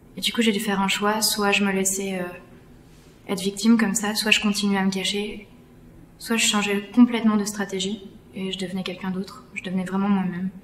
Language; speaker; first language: French; native; French